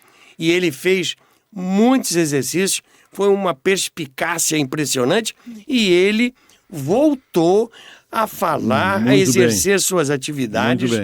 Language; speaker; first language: Portuguese; native; Portuguese